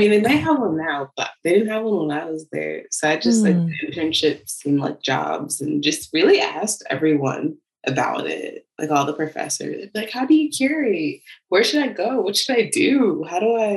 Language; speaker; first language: English; native; English